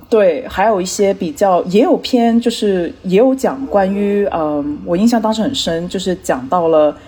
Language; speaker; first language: Chinese; early bilingual, heritage; Chinese